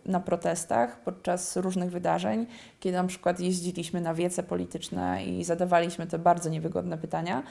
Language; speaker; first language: Polish; native; Polish